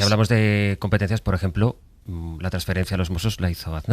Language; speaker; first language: Spanish; native; Spanish